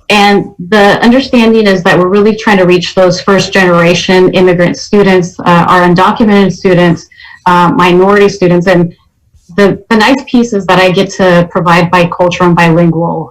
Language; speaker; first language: English; native; English